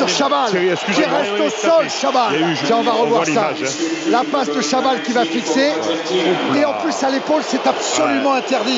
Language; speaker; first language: French; native; French